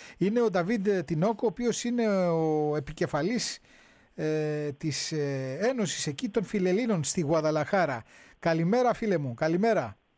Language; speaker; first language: Greek; native; Greek